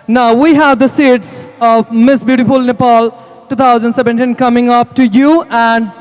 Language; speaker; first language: English; non-native, local second language; Nepali